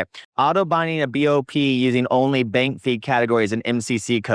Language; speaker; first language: English; native; English